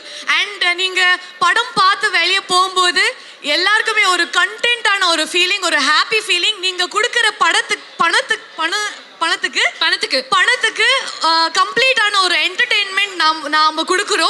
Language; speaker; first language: Tamil; non-native, local second language; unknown